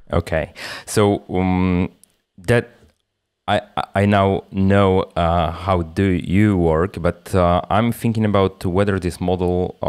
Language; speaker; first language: English; non-native, fluent; Polish